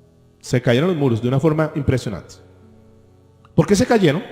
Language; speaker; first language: Spanish; native; Spanish